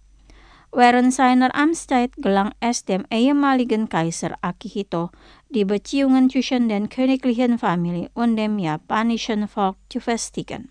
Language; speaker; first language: German; non-native, fluent; Indonesian